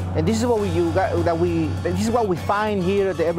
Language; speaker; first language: English; non-native, fluent; Spanish